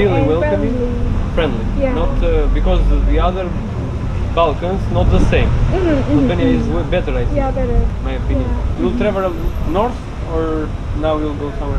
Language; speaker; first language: English; non-native, fluent; Albanian